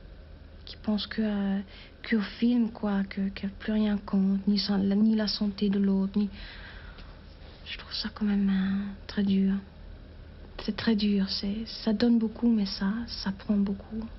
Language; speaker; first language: French; non-native, fluent; German